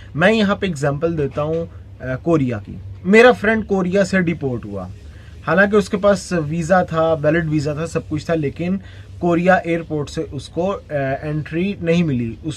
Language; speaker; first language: Urdu; native; Urdu